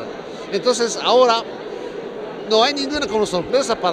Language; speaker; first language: Spanish; non-native, fluent; Japanese